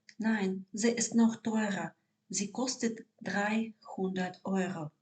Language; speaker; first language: German; non-native, fluent; Ukrainian